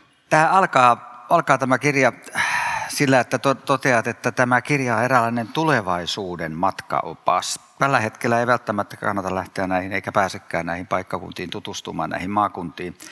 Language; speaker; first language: Finnish; native; Finnish